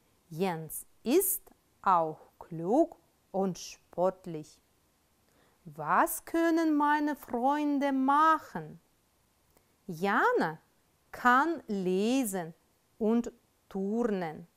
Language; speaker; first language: German; non-native, fluent; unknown